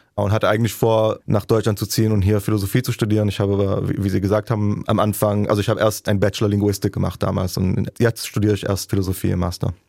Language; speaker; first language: German; non-native, fluent; Hebrew